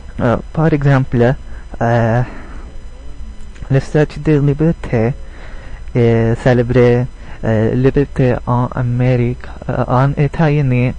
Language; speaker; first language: French; non-native, learner; English